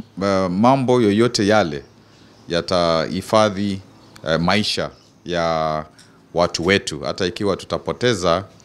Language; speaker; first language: Swahili; non-native, local second language; Kamba